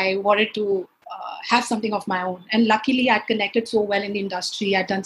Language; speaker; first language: English; non-native, local second language; Punjabi